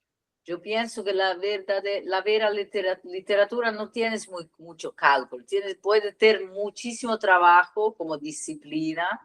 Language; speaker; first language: Spanish; non-native, learner; Italian